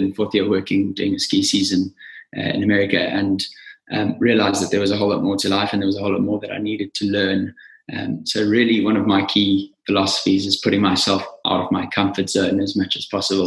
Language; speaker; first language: English; native; English